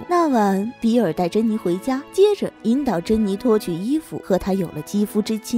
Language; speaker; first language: Chinese; native; Chinese